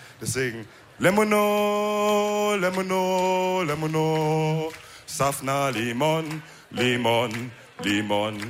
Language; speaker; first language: German; early bilingual, other home language; Wolof